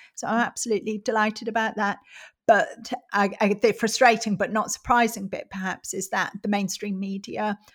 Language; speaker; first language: English; native; English